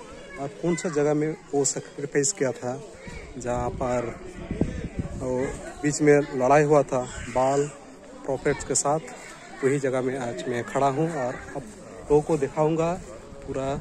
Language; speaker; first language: Hindi; non-native, local second language; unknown